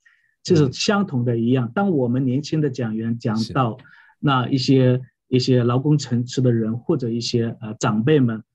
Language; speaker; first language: Chinese; native; Chinese